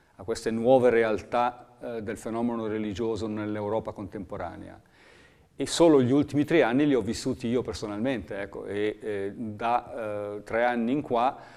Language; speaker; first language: Italian; native; Italian